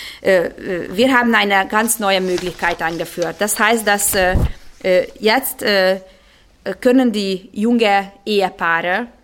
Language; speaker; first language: German; non-native, fluent; Hungarian